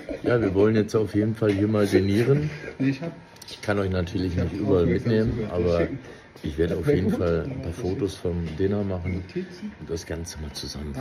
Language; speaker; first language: German; native; German